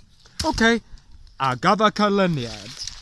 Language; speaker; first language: Welsh; non-native, learner; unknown